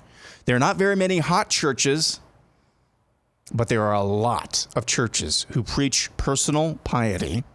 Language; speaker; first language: English; native; English